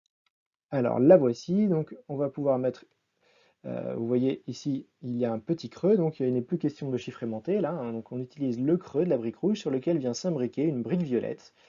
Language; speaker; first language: French; native; French